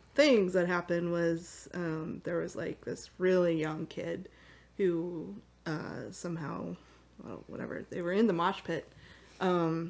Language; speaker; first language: English; native; English